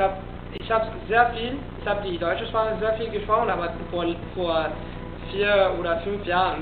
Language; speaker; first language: German; non-native, fluent; Italian